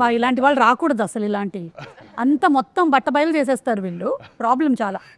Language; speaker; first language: Telugu; non-native, local second language; Malayalam